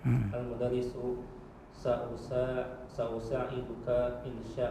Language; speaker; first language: Arabic; non-native, learner; Indonesian